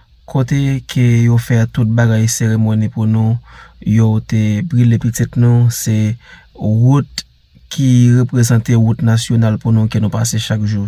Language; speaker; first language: French; non-native, learner; Haitian Creole